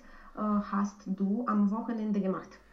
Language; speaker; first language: German; non-native, learner; Romanian